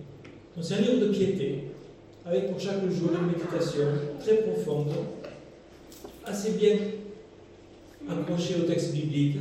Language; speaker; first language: French; native; French